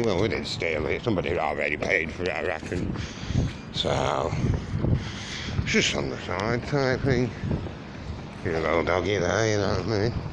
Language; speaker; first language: English; native; English